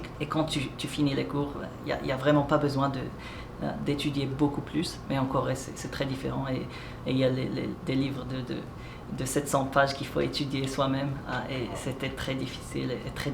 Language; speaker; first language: French; non-native, local second language; Arabic